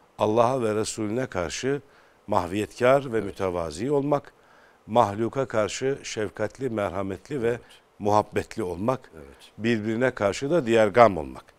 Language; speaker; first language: Turkish; native; Turkish